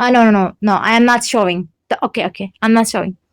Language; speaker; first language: English; non-native, learner; Turkish